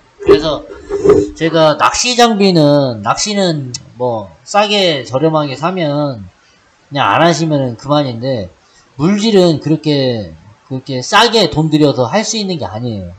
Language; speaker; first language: Korean; native; Korean